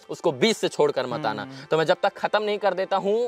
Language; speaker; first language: Hindi; native; Hindi